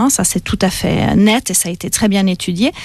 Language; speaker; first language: French; native; French